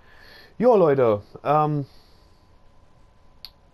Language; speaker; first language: German; native; German